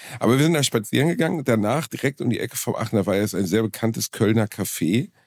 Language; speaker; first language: German; early bilingual, other home language; Turkish